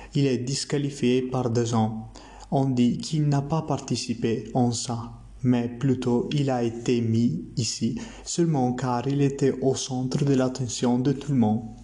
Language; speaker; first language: French; non-native, learner; Italian